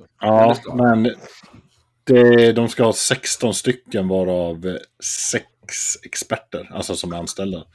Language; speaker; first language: Swedish; native; Swedish